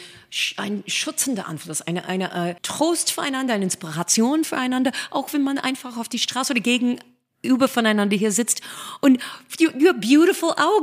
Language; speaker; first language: German; non-native, fluent; English